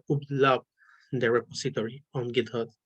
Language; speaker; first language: English; non-native, learner; Spanish